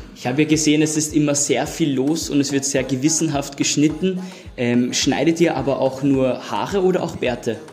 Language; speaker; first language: German; native; German